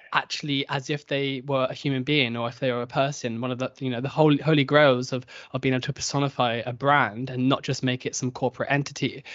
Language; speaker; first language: English; native; English